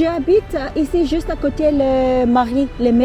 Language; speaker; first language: French; non-native, learner; Zulu